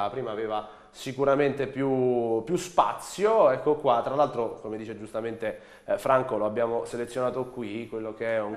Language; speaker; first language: Italian; native; Italian